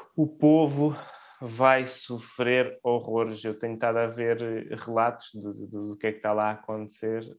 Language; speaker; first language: Portuguese; early bilingual, other home language; Ukrainian